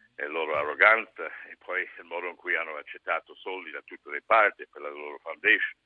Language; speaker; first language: Italian; non-native, fluent; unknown